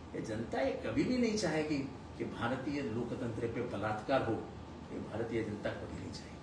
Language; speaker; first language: Hindi; non-native, local second language; Marathi